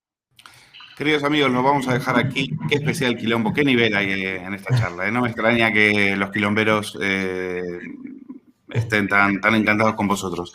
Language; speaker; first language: Spanish; native; Spanish